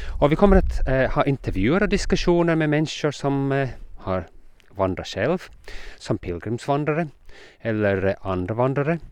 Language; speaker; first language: Swedish; non-native, fluent; English